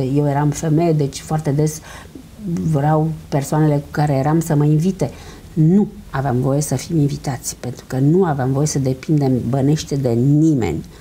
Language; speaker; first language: Romanian; early bilingual, heritage; Romanian